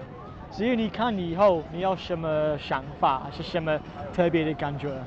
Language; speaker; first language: Chinese; non-native, learner; English